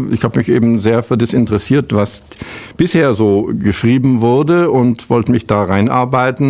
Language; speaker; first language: German; native; German